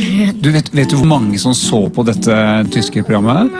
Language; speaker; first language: Norwegian; native; Norwegian